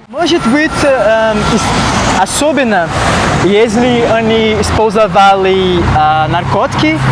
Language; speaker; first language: Russian; non-native, learner; Portuguese